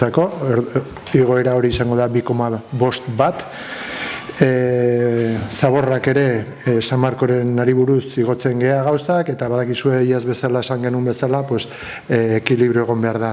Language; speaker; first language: Basque; non-native, local second language; Spanish